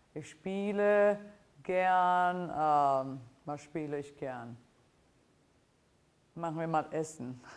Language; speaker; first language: German; non-native, fluent; Italian